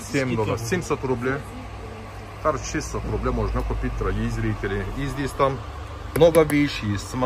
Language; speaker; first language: Russian; non-native, learner; Turkish